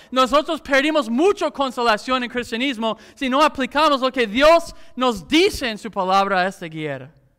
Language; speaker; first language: Spanish; non-native, fluent; English